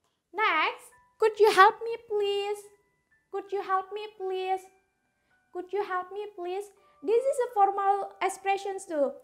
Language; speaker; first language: English; non-native, fluent; Indonesian